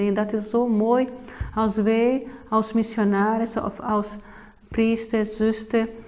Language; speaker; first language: Dutch; non-native, fluent; Portuguese